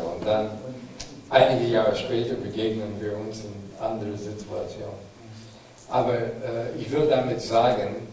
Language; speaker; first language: German; non-native, fluent; English